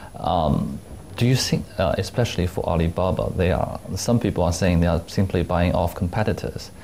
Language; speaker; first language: English; non-native, fluent; Chinese